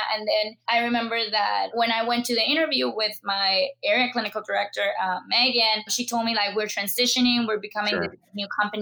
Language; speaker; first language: English; non-native, fluent; Spanish